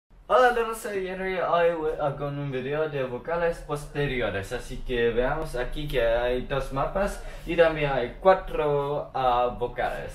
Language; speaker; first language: Spanish; non-native, learner; Chinese